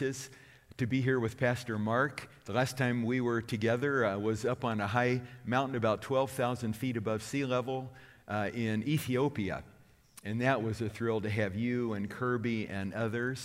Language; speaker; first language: English; native; English